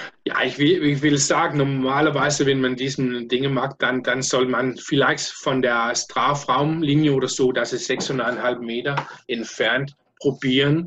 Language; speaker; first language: German; non-native, learner; Danish